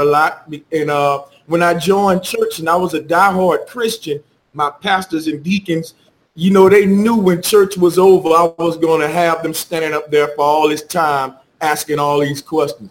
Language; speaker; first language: English; native; English